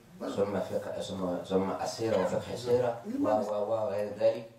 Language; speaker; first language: Arabic; non-native, fluent; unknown